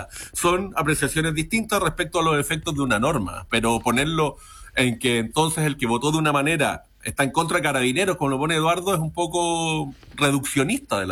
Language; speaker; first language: Spanish; native; Spanish